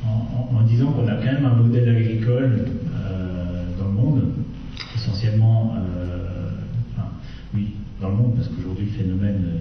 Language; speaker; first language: French; native; French